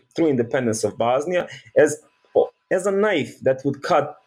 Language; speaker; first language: English; early bilingual, other home language; Bosnian